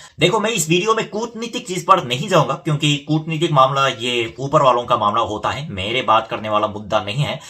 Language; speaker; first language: Hindi; non-native, fluent; Korean